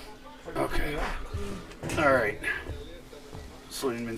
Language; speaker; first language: Spanish; non-native, learner; English